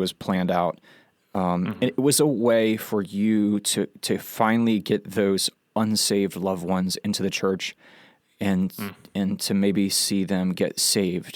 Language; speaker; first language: English; native; English